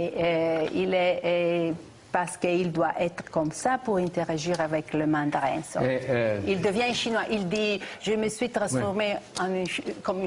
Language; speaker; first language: French; non-native, fluent; Italian